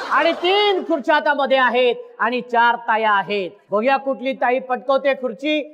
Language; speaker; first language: Marathi; native; Marathi